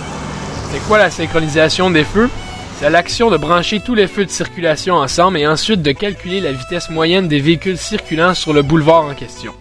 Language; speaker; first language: French; native; French